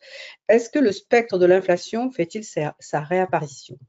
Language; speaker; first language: French; native; French